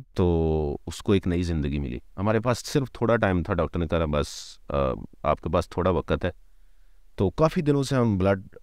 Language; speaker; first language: Urdu; non-native, local second language; Punjabi